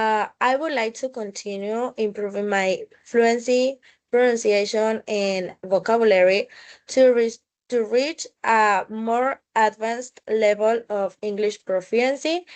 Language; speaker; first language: English; non-native, fluent; Spanish